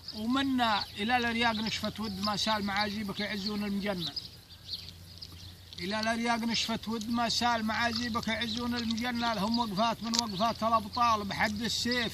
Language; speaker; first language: Arabic; native; Arabic